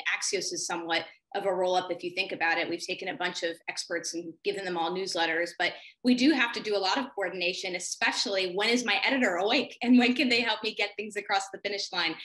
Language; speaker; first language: English; native; English